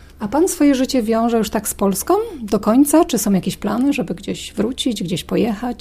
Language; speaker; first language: Polish; native; Polish